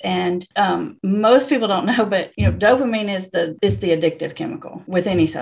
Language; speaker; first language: English; native; English